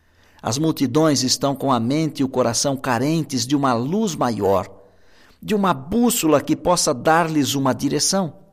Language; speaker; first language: Portuguese; native; Portuguese